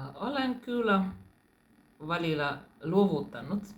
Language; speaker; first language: Finnish; non-native, learner; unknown